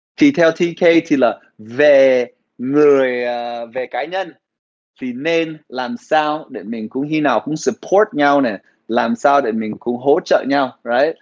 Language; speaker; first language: Vietnamese; early bilingual, heritage; Vietnamese